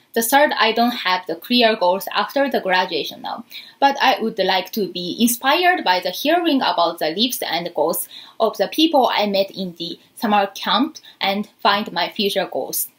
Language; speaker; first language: English; non-native, fluent; Japanese